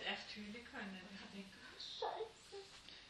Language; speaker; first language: German; native; German